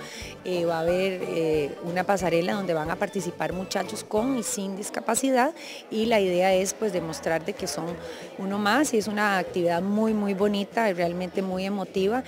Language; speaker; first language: Spanish; native; Spanish